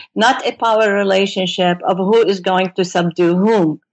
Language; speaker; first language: English; non-native, fluent; Arabic